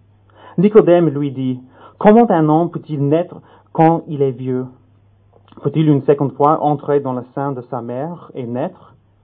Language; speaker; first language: French; non-native, fluent; English